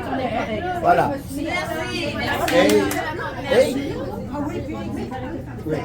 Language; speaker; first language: French; non-native, fluent; Spanish